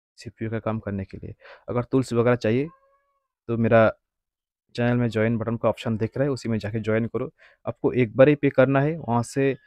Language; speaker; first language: Hindi; non-native, local second language; Bangla